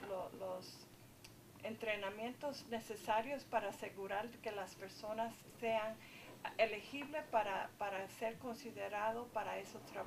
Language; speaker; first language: Spanish; early bilingual, heritage; Spanish